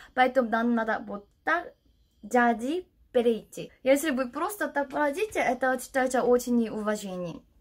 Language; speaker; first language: Russian; non-native, learner; Korean